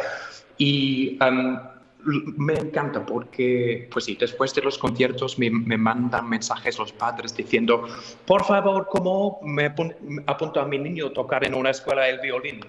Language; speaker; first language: Spanish; non-native, fluent; English